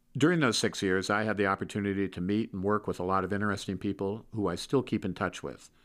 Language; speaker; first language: English; native; English